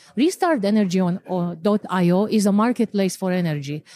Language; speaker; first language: English; non-native, fluent; Romanian